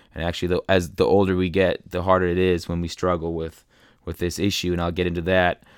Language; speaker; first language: English; early bilingual, other home language; German